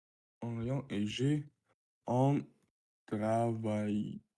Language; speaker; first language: French; non-native, learner; Russian